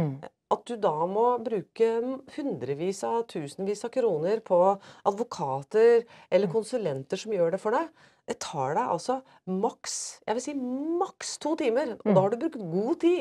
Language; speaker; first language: Norwegian; native; Norwegian